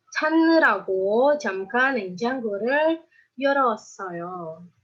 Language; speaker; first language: Korean; non-native, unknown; Indonesian